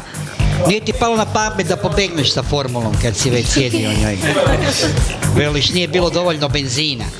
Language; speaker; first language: Croatian; native; Croatian